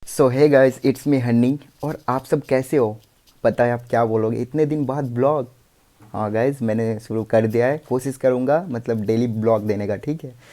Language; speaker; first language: Hindi; non-native, local second language; Bangla